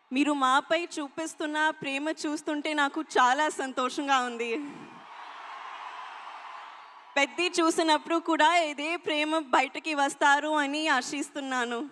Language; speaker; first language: Telugu; non-native, learner; Hindi